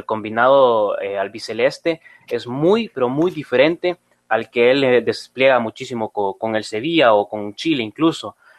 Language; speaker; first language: Spanish; native; Spanish